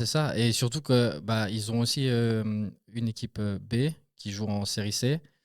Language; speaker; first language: French; native; French